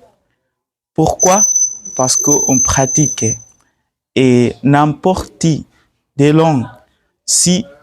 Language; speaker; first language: French; non-native, learner; Swahili